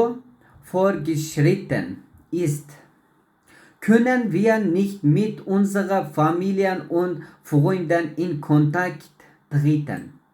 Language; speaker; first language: German; non-native, learner; Uyghur